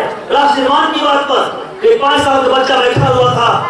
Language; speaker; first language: Hindi; native; Hindi